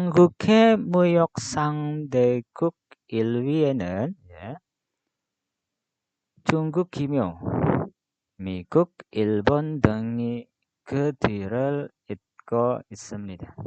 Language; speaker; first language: Korean; non-native, fluent; Indonesian